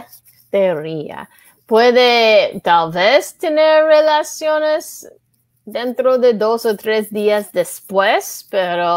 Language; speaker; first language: Spanish; non-native, learner; English